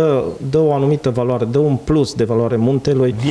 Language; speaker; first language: Romanian; native; Romanian